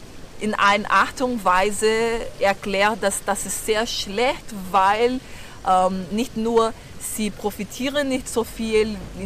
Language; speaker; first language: German; non-native, fluent; Portuguese